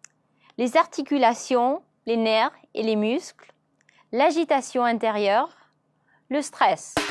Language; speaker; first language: French; non-native, fluent; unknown